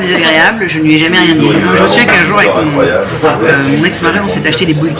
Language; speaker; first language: French; native; French